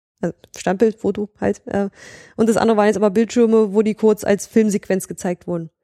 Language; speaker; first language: German; native; German